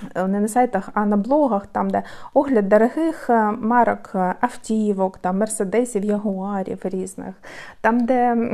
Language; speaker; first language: Ukrainian; native; Ukrainian